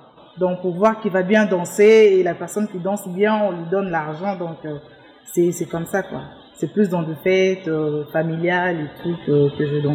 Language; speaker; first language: French; non-native, local second language; Luba-Lulua